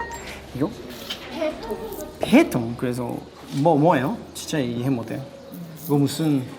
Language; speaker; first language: Korean; non-native, learner; French